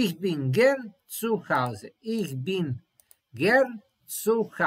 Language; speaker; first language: German; non-native, learner; Serbian